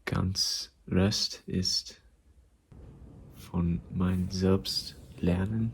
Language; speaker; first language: German; non-native, learner; English